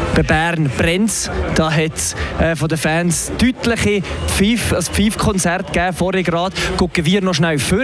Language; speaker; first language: German; native; German